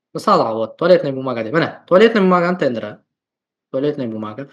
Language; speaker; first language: Russian; non-native, local second language; Kazakh